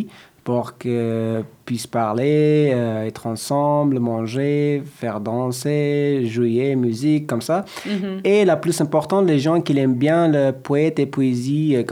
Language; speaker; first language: French; non-native, learner; Persian